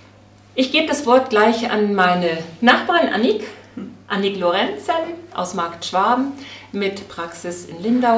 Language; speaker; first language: German; native; German